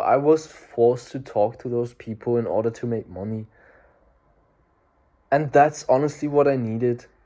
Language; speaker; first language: English; non-native, fluent; German